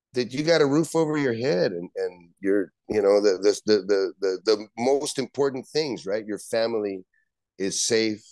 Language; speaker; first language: English; native; English